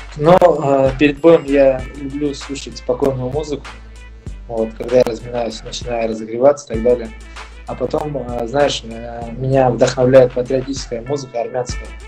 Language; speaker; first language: Russian; early bilingual, other home language; Armenian